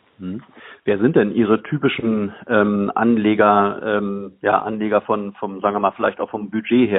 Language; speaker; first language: German; native; German